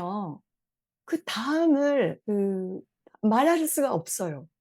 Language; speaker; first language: Korean; non-native, fluent; Japanese